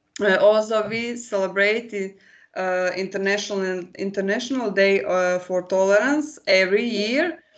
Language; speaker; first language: English; non-native, learner; Croatian